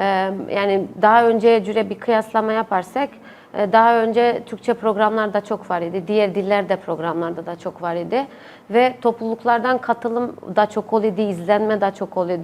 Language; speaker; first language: Turkish; non-native, local second language; Albanian